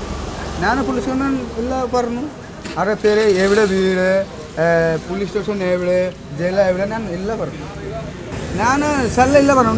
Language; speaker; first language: Malayalam; non-native, learner; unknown